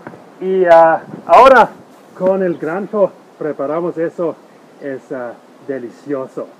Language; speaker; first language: Spanish; non-native, learner; German